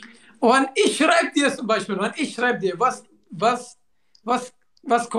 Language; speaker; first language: German; non-native, learner; Arabic